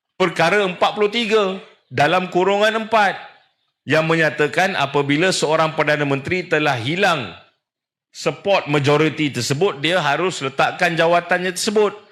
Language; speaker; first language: Malay; native; Malay